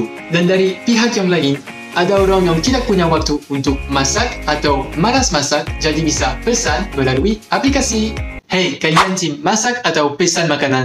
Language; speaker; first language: Indonesian; non-native, fluent; French